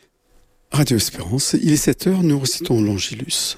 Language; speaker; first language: French; native; French